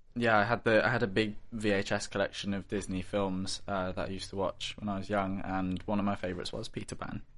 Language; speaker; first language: English; native; English